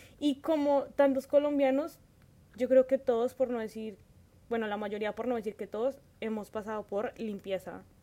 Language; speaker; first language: Spanish; native; Spanish